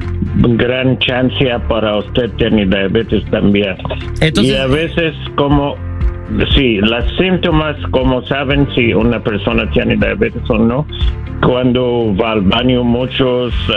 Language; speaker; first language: Spanish; non-native, learner; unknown